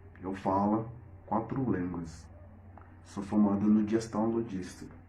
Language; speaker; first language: Portuguese; non-native, fluent; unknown